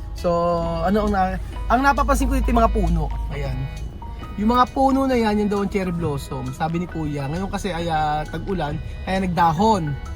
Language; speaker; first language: Filipino; native; Filipino